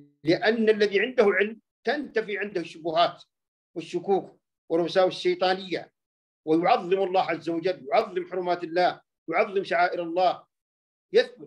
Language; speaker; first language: Arabic; native; Arabic